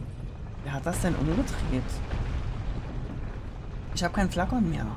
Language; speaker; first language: German; native; German